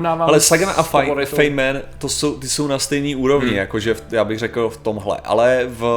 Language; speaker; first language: Czech; native; Czech